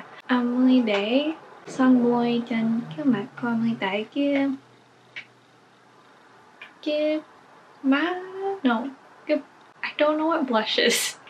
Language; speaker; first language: Vietnamese; early bilingual, heritage; English